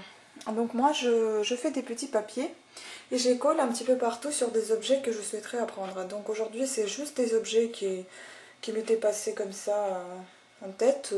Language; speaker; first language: French; native; French